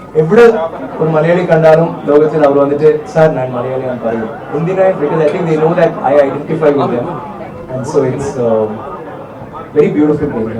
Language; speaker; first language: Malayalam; non-native, learner; Tamil